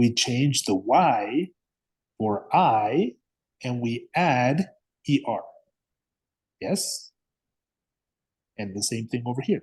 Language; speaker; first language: English; non-native, fluent; Spanish